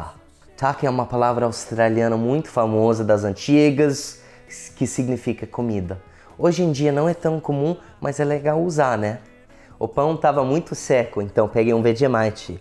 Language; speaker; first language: Portuguese; non-native, fluent; English